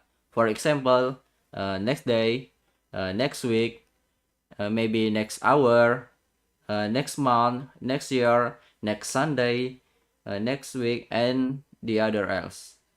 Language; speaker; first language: English; non-native, learner; Indonesian